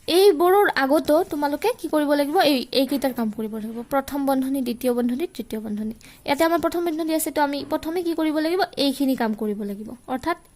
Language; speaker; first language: Assamese; native; Assamese